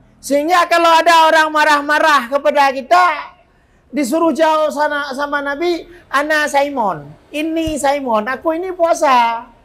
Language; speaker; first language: Malay; non-native, local second language; Achinese